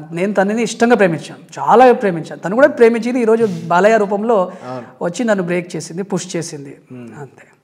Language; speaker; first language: Telugu; non-native, local second language; Urdu